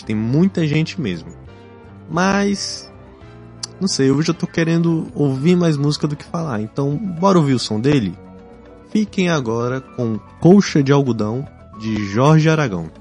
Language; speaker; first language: Portuguese; native; Portuguese